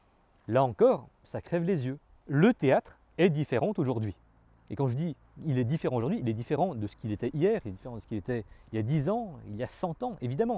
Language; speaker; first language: French; native; French